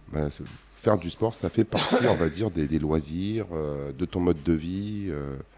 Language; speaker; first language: French; native; French